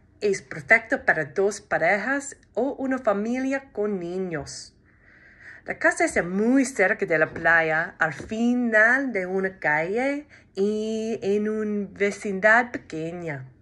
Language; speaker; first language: Spanish; non-native, learner; English